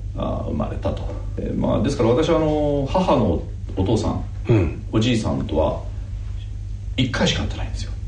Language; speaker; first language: Japanese; native; Japanese